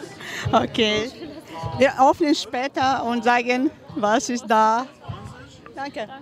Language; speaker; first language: German; non-native, learner; Ukrainian